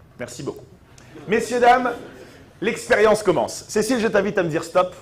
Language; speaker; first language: French; native; French